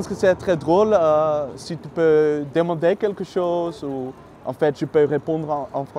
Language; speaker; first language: French; non-native, fluent; Dutch